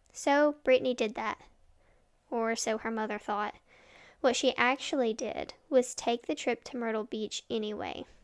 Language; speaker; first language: English; native; English